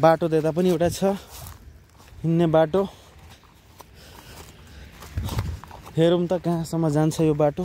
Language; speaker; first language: Nepali; non-native, local second language; Maithili